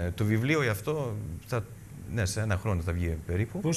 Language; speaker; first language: Greek; early bilingual, heritage; Greek